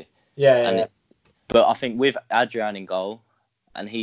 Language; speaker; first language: English; native; English